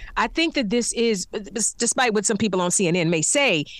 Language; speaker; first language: English; native; English